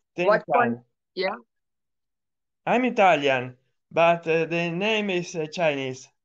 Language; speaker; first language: English; non-native, learner; Italian